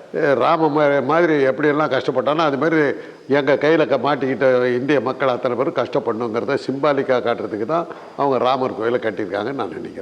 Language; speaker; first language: Tamil; native; Tamil